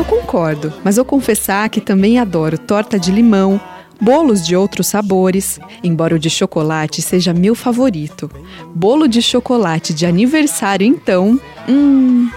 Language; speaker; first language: Portuguese; native; Portuguese